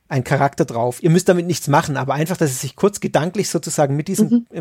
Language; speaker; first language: German; native; German